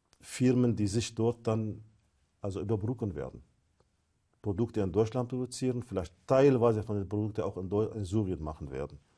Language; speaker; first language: German; non-native, fluent; Arabic